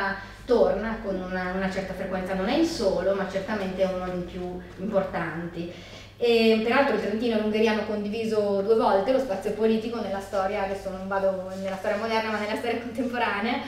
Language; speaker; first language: Italian; native; Italian